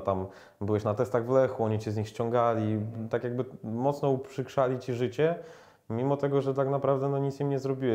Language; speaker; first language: Polish; native; Polish